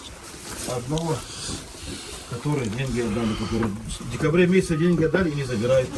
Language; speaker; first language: Russian; native; Russian